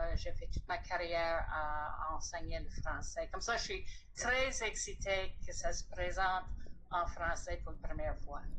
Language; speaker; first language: French; non-native, fluent; English